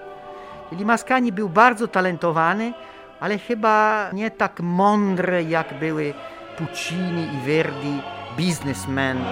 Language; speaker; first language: Polish; non-native, learner; Italian